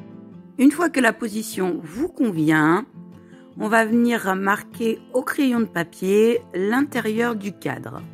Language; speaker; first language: French; native; French